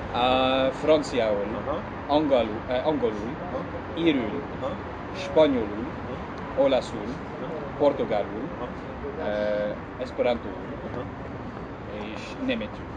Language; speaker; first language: Hungarian; non-native, learner; English